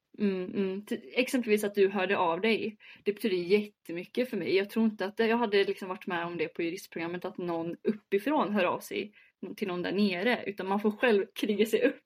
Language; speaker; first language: Swedish; early bilingual, other home language; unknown